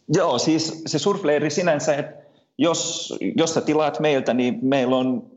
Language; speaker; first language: Finnish; early bilingual, heritage; Finnish